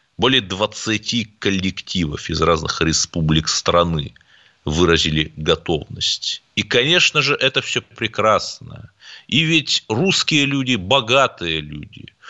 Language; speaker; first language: Russian; native; Russian